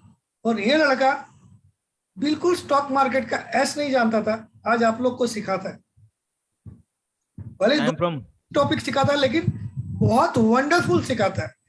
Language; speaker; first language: Hindi; native; Hindi